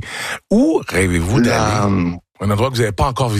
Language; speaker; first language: French; native; French